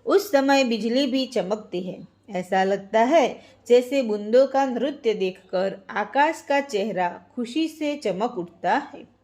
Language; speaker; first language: Hindi; non-native, local second language; Gujarati